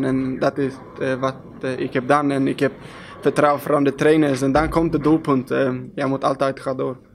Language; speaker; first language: Dutch; non-native, learner; Swedish